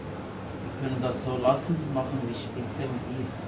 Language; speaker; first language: German; non-native, learner; Turkish